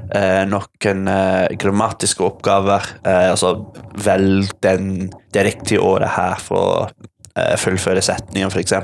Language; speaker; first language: Norwegian; non-native, fluent; English